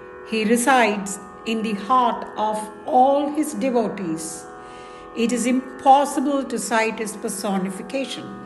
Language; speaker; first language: English; non-native, local second language; Tamil